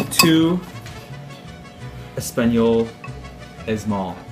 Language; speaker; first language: Spanish; non-native, learner; English